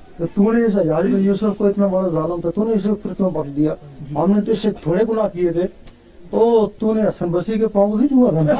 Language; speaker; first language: Urdu; non-native, local second language; Punjabi